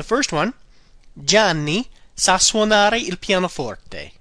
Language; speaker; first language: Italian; non-native, fluent; English